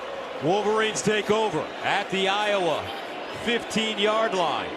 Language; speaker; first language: English; native; English